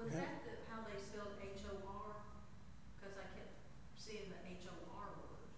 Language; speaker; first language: English; native; English